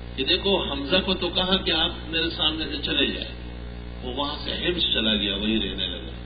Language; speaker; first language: Urdu; non-native, local second language; Pashto